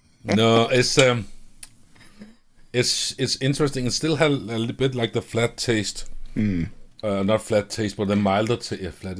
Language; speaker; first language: English; non-native, fluent; Danish